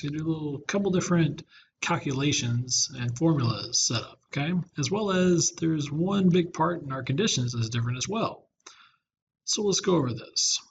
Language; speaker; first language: English; native; English